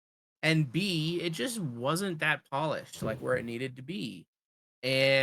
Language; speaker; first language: English; native; English